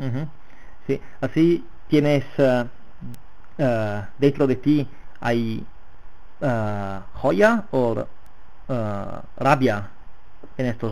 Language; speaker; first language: Spanish; non-native, fluent; Italian